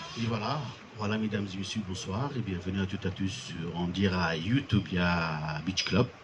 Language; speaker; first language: French; non-native, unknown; Arabic